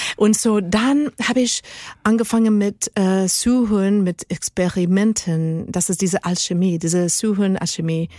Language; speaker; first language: German; non-native, learner; Spanish